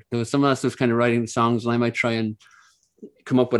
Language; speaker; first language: English; native; English